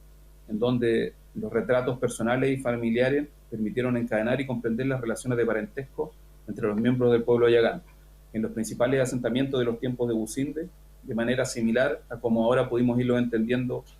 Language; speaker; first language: Spanish; native; Spanish